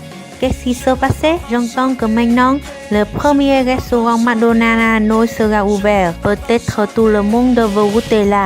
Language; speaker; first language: French; non-native, learner; Vietnamese